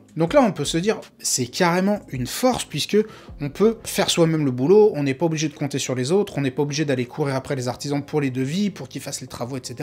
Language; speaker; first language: French; native; French